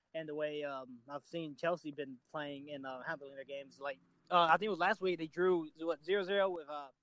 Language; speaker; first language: English; native; English